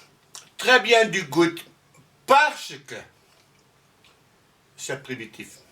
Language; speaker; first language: French; non-native, learner; Dutch